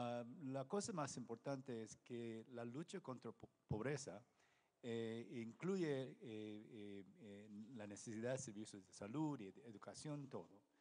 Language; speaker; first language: Spanish; non-native, learner; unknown